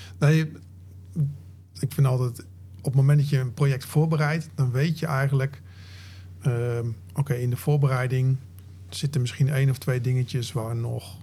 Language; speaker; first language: Dutch; native; Dutch